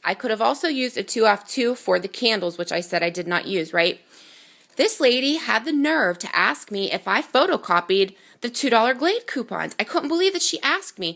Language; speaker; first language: English; native; English